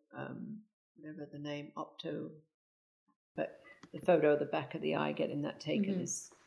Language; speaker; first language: English; native; English